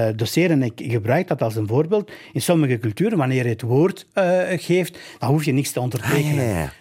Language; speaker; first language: Dutch; non-native, fluent; Albanian